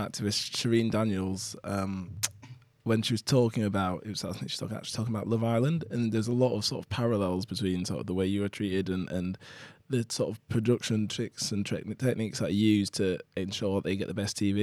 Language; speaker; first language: English; native; English